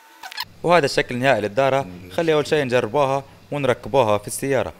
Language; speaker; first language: Arabic; native; Arabic